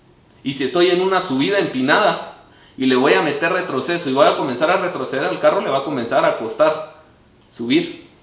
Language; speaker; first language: Spanish; native; Spanish